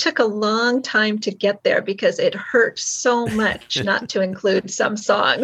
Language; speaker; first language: English; native; English